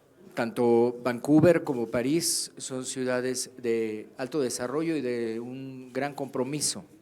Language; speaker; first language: Spanish; native; Spanish